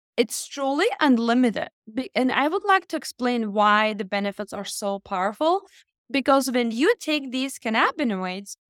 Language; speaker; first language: English; non-native, fluent; Lithuanian